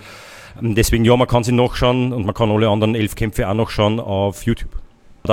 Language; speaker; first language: German; native; German